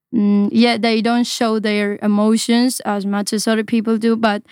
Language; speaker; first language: English; non-native, fluent; Spanish